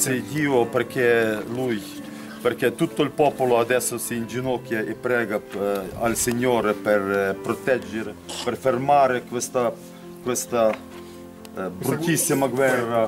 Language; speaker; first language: Italian; non-native, learner; Ukrainian